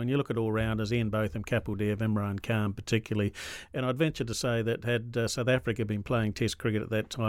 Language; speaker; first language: English; native; English